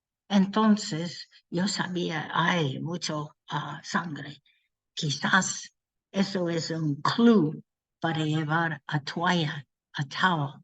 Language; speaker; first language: Spanish; non-native, learner; English